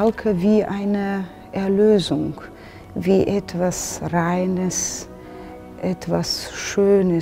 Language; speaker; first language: German; non-native, fluent; Russian